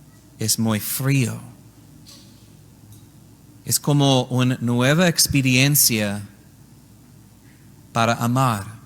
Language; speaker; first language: Spanish; non-native, learner; English